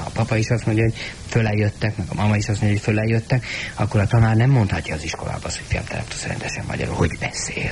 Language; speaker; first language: Hungarian; native; Hungarian